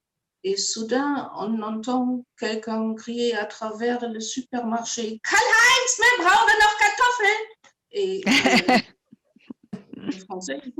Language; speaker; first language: French; non-native, fluent; German